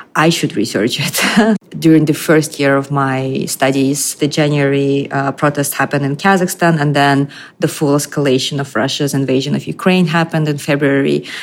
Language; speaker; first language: English; non-native, fluent; Russian